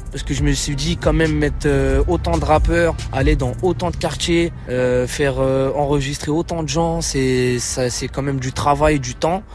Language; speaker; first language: French; non-native, local second language; Arabic